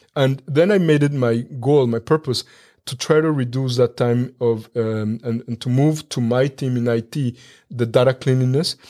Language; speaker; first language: English; non-native, fluent; Spanish